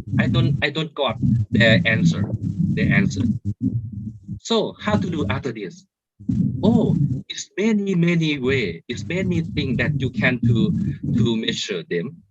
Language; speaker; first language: English; non-native, learner; Thai